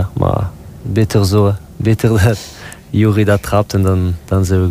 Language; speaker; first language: Dutch; non-native, local second language; French